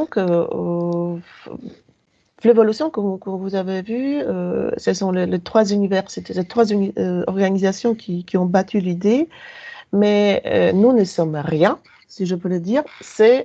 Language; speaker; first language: French; non-native, fluent; Polish